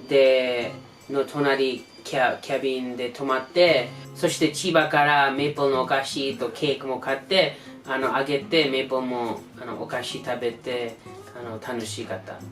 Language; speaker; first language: Japanese; non-native, learner; English